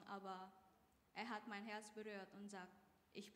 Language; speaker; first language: German; non-native, learner; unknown